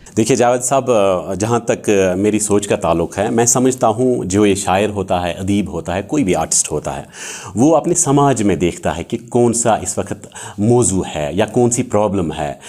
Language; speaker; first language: Urdu; non-native, local second language; Kashmiri